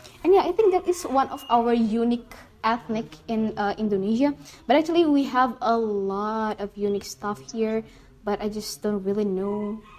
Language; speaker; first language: English; non-native, fluent; Indonesian